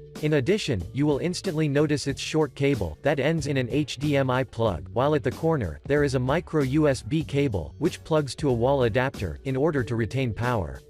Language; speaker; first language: English; non-native, fluent; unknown